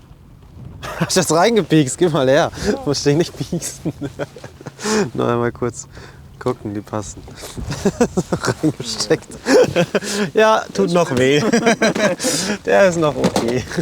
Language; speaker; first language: German; native; German